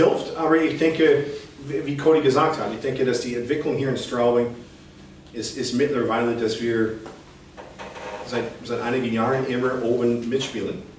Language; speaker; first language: German; non-native, fluent; English